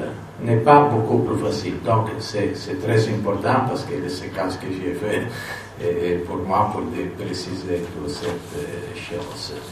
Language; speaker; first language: French; non-native, fluent; Italian